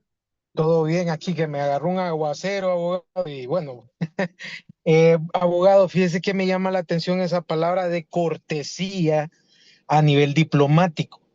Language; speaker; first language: Spanish; native; Spanish